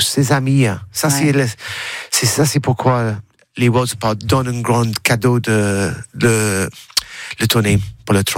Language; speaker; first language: French; non-native, learner; English